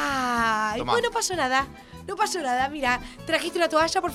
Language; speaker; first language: Spanish; native; Spanish